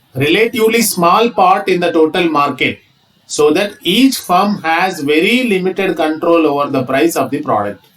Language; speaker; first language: English; non-native, local second language; Telugu